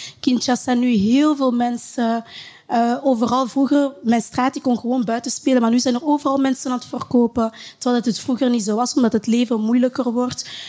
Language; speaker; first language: Dutch; early bilingual, other home language; Lingala